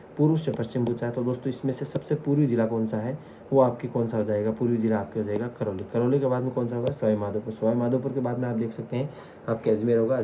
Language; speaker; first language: Hindi; native; Hindi